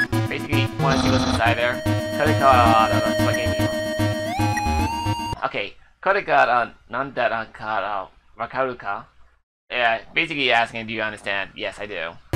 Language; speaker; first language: English; native; English